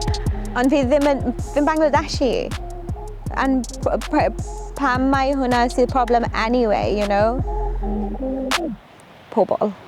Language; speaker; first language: Welsh; non-native, local second language; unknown